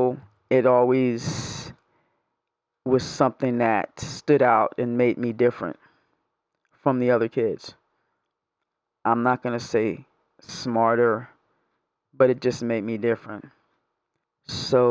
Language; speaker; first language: English; native; English